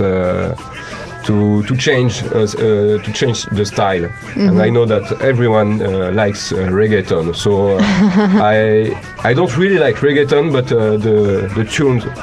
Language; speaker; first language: English; non-native, learner; French